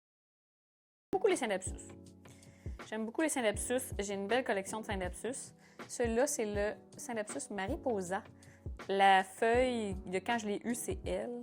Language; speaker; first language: French; native; French